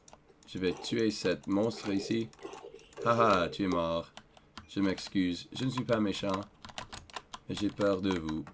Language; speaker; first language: French; non-native, learner; English